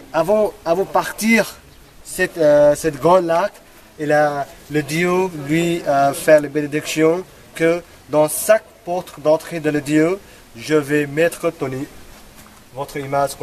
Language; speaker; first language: French; non-native, learner; Nepali